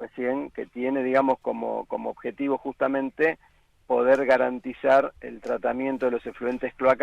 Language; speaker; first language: Spanish; native; Spanish